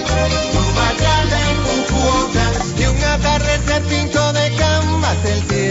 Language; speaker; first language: Spanish; non-native, fluent; Japanese